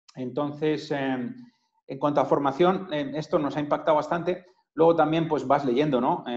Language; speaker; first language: Spanish; native; Spanish